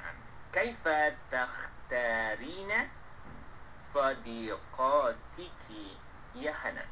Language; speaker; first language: Arabic; non-native, fluent; Malay